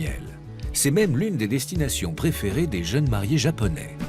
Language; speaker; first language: French; native; French